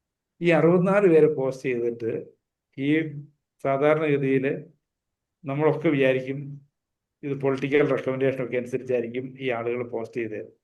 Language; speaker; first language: Malayalam; native; Malayalam